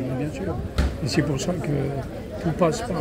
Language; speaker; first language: French; native; French